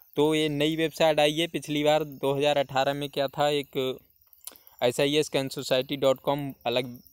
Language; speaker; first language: Hindi; native; Hindi